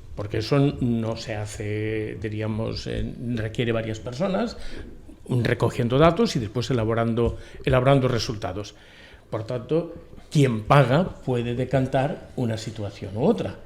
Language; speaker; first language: Spanish; non-native, local second language; Catalan